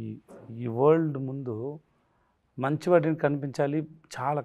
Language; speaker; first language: Telugu; non-native, learner; Tamil